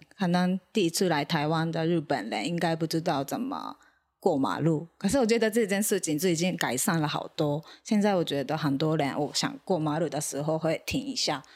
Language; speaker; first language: Chinese; non-native, fluent; Japanese